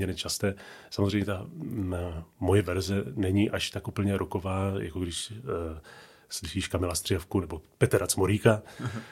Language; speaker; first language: Czech; native; Czech